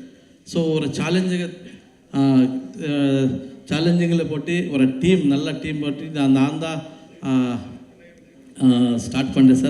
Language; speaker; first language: Tamil; non-native, learner; Kannada